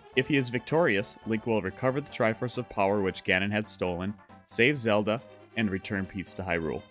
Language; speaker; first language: English; native; English